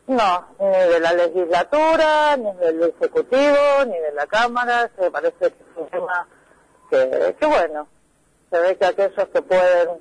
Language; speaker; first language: Spanish; native; Spanish